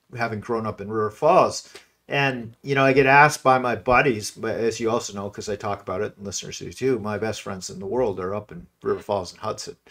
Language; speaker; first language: English; native; English